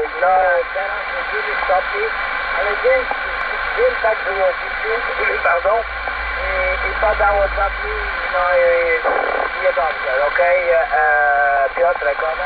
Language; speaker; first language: Polish; non-native, learner; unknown